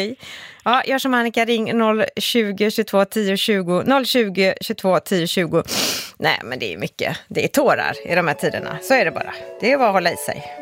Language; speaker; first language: Swedish; native; Swedish